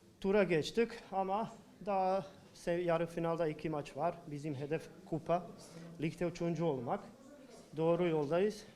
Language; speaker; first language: Turkish; non-native, learner; Bosnian